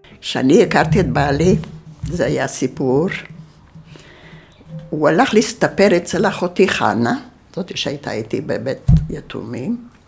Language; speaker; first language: Hebrew; early bilingual, other home language; Yiddish